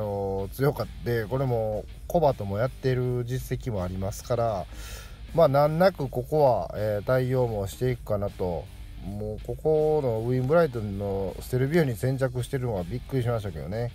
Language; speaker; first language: Japanese; native; Japanese